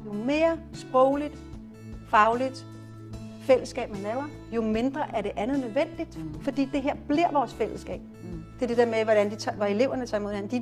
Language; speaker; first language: Danish; native; Danish